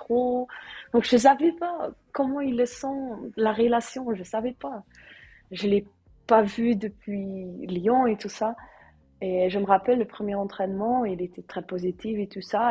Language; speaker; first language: French; non-native, learner; Dutch